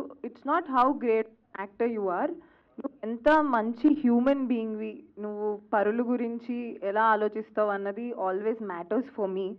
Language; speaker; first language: Telugu; native; Telugu